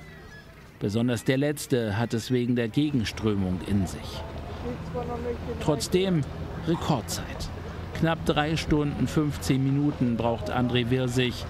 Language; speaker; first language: German; native; German